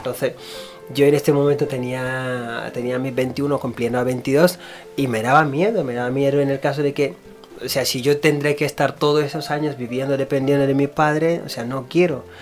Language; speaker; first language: Spanish; non-native, fluent; Wolof